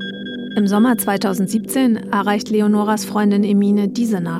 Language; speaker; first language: German; native; German